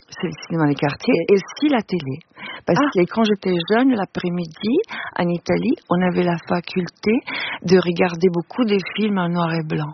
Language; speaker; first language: French; non-native, fluent; Italian